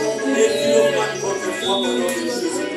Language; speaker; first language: French; non-native, local second language; Lingala